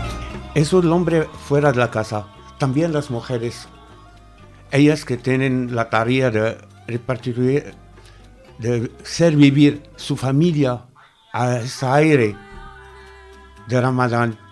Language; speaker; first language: Spanish; non-native, fluent; Arabic